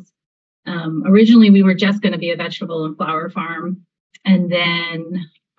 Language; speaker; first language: English; native; English